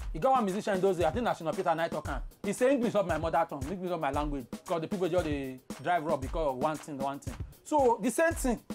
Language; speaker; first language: Nigerian Pidgin; non-native, local second language; Igbo